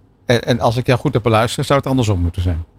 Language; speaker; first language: Dutch; native; Dutch